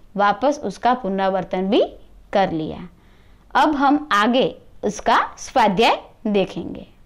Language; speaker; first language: Hindi; non-native, local second language; Gujarati